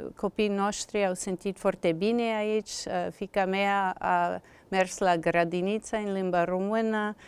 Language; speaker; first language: Romanian; non-native, learner; English